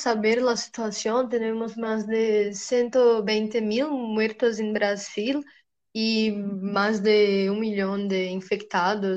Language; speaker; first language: Spanish; non-native, learner; Portuguese